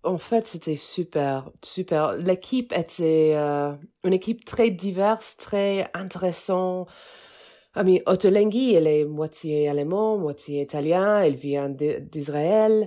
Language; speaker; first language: French; non-native, fluent; English